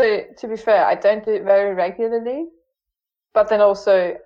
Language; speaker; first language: English; non-native, fluent; German